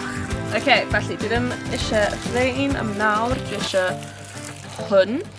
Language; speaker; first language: Welsh; non-native, local second language; English